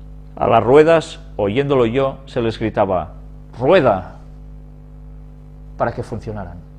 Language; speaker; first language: Spanish; native; Spanish